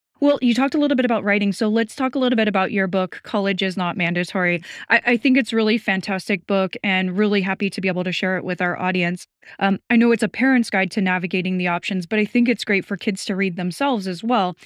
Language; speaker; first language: English; native; English